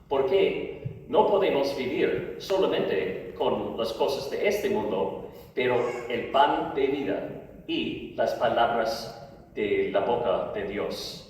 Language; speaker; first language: Spanish; non-native, learner; English